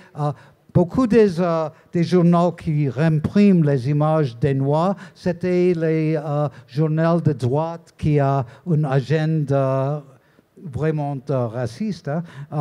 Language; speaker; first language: French; non-native, learner; English